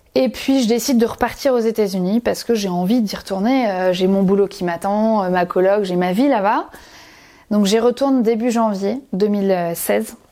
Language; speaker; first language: French; native; French